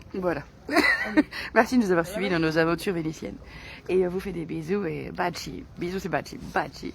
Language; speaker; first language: French; native; French